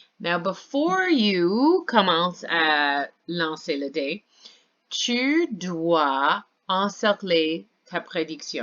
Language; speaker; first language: French; non-native, fluent; English